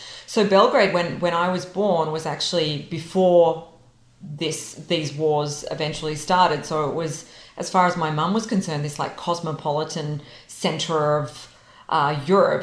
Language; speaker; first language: English; non-native, local second language; Serbian